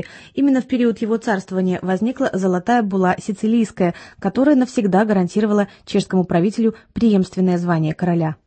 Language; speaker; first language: Russian; native; Russian